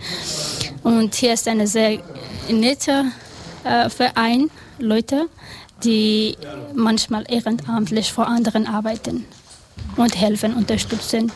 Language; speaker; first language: German; non-native, learner; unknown